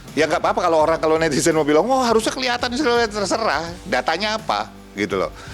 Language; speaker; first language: Indonesian; native; Indonesian